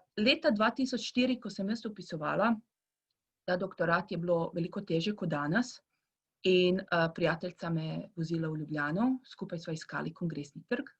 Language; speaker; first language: Slovenian; early bilingual, heritage; Croatian